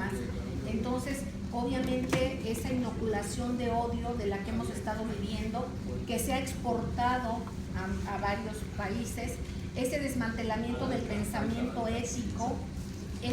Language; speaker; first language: Spanish; native; Spanish